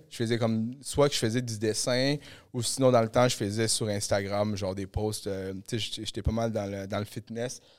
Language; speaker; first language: French; native; French